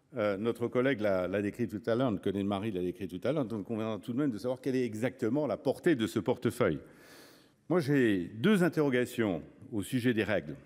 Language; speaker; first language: French; native; French